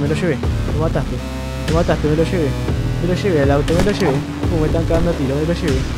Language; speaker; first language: Spanish; native; Spanish